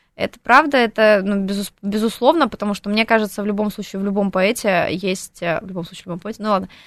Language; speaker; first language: Russian; non-native, local second language; Ukrainian